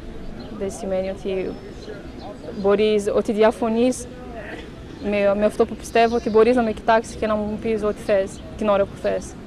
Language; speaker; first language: Greek; non-native, learner; Portuguese